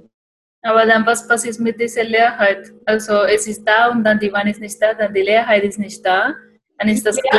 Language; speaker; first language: German; non-native, fluent; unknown